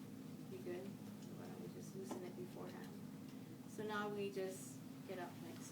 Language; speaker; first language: English; native; English